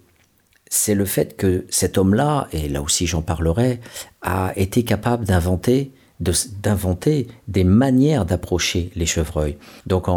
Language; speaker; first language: French; native; French